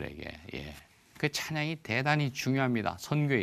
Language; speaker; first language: Korean; native; Korean